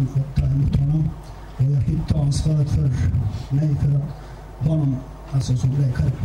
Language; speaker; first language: Swedish; non-native, fluent; Turkish